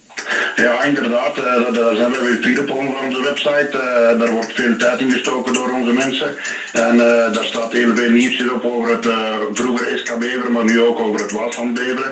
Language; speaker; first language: Dutch; native; Dutch